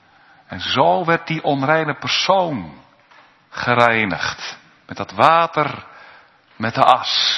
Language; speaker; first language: Dutch; native; Dutch